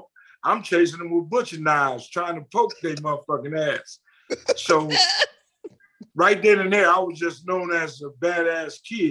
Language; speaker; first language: English; native; English